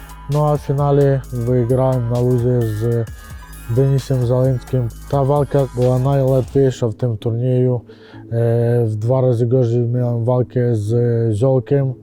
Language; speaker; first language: Polish; non-native, fluent; Ukrainian